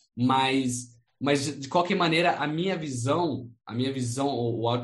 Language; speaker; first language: Portuguese; non-native, fluent; English